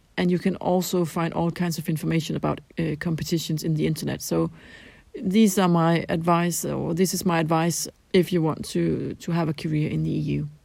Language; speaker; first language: English; non-native, fluent; Danish